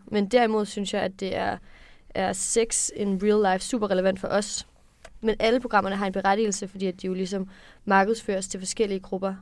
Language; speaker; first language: Danish; native; Danish